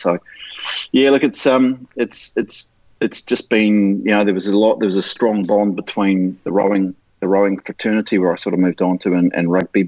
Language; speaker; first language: English; native; English